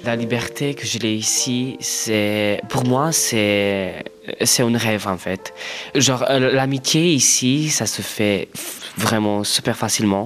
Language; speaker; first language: French; non-native, fluent; Romanian